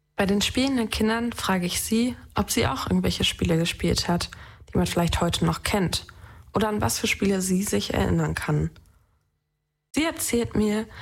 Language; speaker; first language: German; native; German